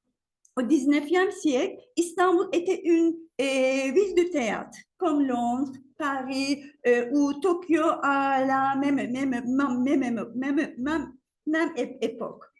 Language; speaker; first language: French; non-native, fluent; Turkish